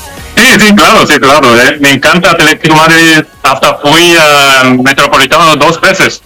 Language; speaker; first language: Spanish; non-native, learner; Korean